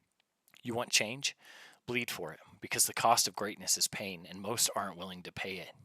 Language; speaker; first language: English; native; English